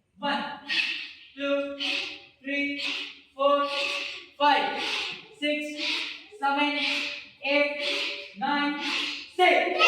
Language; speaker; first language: English; non-native, local second language; Kannada